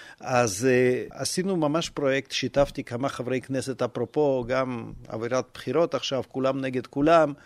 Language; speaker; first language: Hebrew; non-native, fluent; Russian